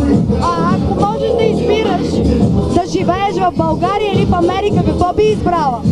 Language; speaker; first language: Bulgarian; native; Bulgarian